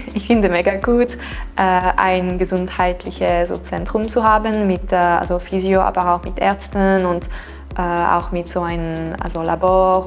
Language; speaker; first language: German; non-native, local second language; French